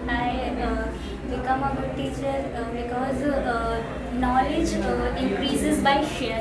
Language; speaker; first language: English; non-native, learner; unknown